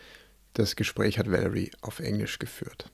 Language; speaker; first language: German; native; German